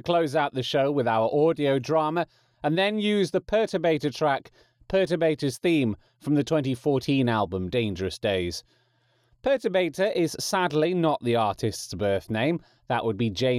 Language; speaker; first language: English; native; English